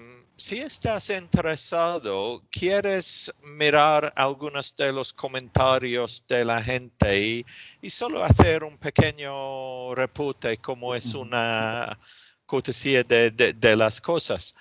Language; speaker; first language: Spanish; non-native, learner; English